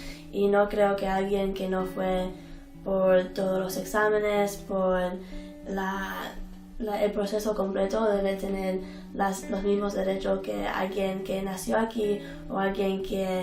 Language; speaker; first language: Spanish; early bilingual, heritage; Spanish